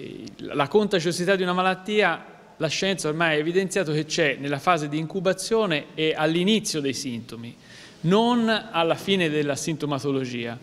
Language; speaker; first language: Italian; native; Italian